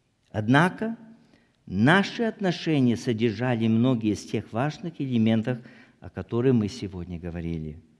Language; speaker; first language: Russian; native; Russian